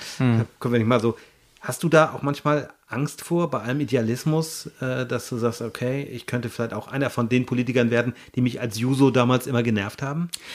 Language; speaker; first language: German; native; German